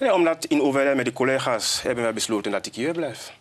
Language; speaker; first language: Dutch; non-native, fluent; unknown